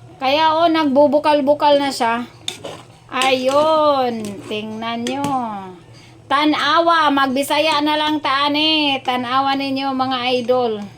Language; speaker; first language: Filipino; non-native, local second language; Cebuano